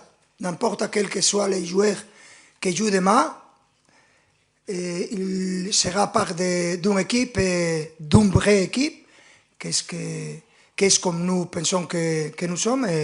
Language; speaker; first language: French; non-native, fluent; Spanish